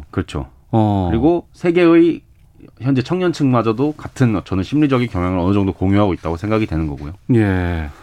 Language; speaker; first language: Korean; native; Korean